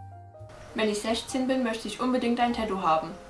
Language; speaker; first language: German; native; German